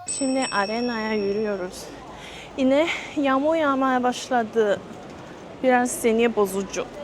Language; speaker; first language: Turkish; non-native, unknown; Chinese